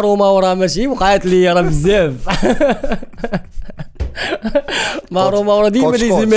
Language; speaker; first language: Arabic; native; Arabic